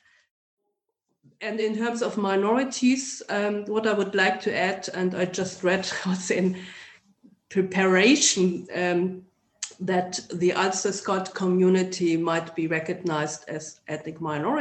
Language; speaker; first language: English; non-native, fluent; German